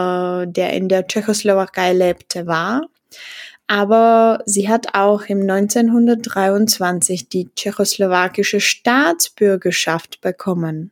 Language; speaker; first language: German; non-native, fluent; Czech